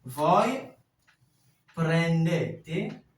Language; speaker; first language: Italian; non-native, fluent; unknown